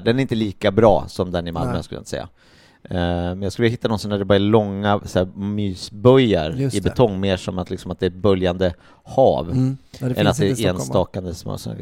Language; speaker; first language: Swedish; native; Swedish